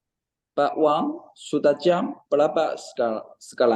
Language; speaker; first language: Indonesian; non-native, learner; Chinese